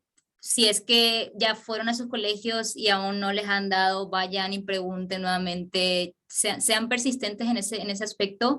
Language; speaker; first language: Spanish; native; Spanish